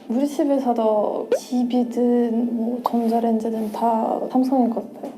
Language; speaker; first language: Korean; non-native, fluent; Russian